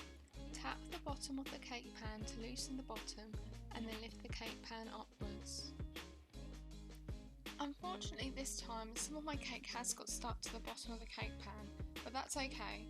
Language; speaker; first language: English; native; English